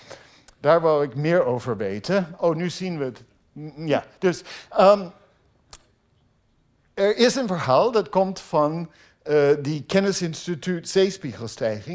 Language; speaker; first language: Dutch; non-native, fluent; English